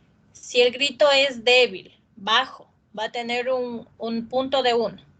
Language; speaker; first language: Spanish; native; Spanish